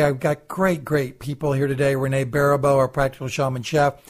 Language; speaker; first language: English; native; English